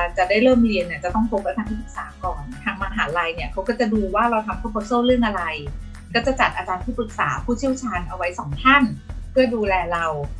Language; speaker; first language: Thai; native; Thai